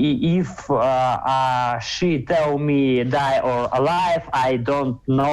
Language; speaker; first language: English; non-native, learner; Russian